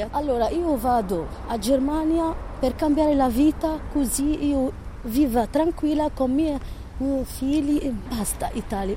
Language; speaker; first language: Italian; non-native, learner; Arabic